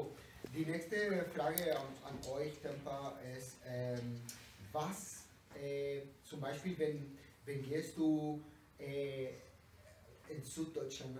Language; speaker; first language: German; non-native, learner; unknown